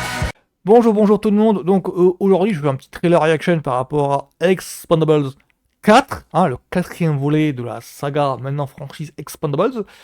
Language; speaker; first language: French; native; French